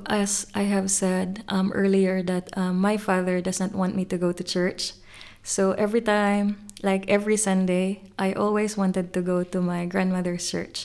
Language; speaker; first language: English; non-native, local second language; Cebuano